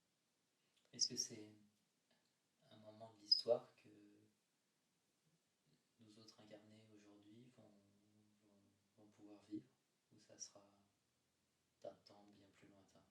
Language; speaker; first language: French; native; French